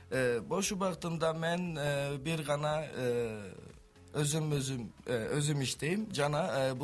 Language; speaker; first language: Kyrgyz; non-native, learner; Turkish